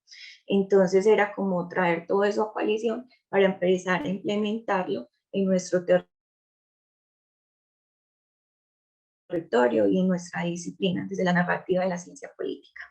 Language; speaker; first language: Spanish; native; Spanish